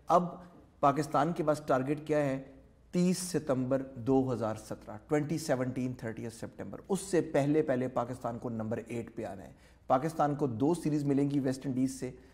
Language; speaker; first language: Urdu; native; Urdu